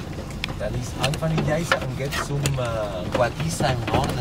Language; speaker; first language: German; non-native, learner; Spanish